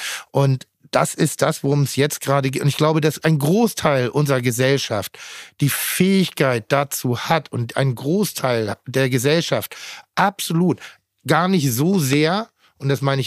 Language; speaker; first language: German; native; German